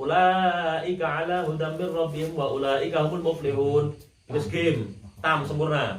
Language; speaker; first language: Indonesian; non-native, local second language; Javanese